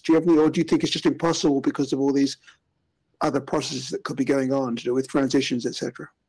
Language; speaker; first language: English; native; English